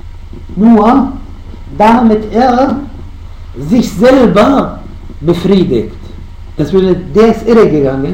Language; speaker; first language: German; non-native, fluent; Arabic